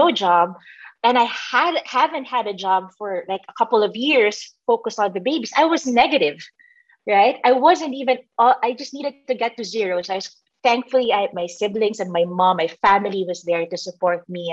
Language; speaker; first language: English; non-native, local second language; Filipino